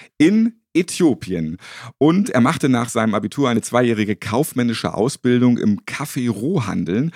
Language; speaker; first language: German; native; German